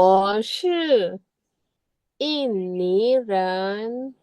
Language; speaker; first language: Chinese; non-native, learner; Indonesian